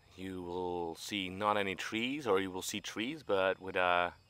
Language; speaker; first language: English; non-native, fluent; Dutch